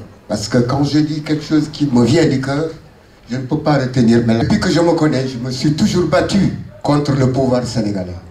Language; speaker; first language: French; non-native, local second language; Wolof